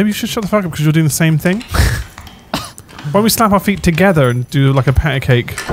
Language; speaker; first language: English; native; English